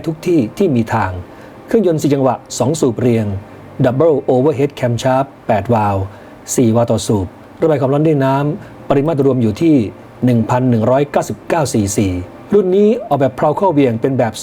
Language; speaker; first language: Thai; native; Thai